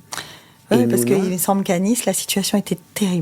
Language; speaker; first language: French; native; French